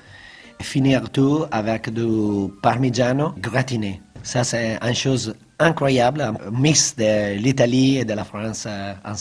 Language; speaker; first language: French; non-native, fluent; Italian